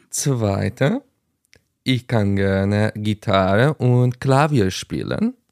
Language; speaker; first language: German; non-native, fluent; Azerbaijani